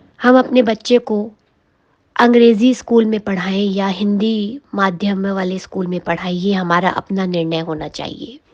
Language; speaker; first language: Hindi; native; Hindi